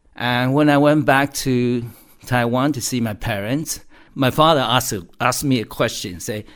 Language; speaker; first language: English; non-native, fluent; Chinese